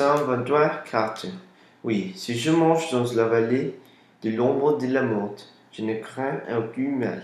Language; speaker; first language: French; non-native, learner; Spanish